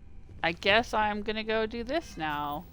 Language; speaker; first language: English; native; English